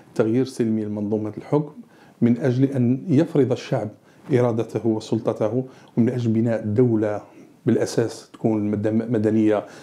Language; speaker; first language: Arabic; native; Arabic